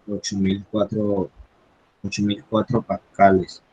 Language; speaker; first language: Spanish; native; Spanish